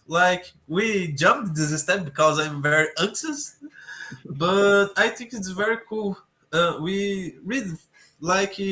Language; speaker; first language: English; non-native, learner; Portuguese